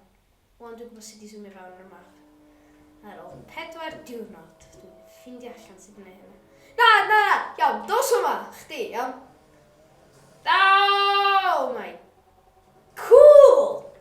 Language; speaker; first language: Welsh; non-native, local second language; English